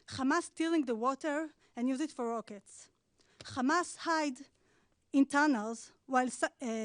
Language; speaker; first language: English; non-native, fluent; Hebrew